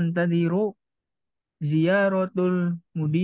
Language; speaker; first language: Arabic; non-native, learner; Indonesian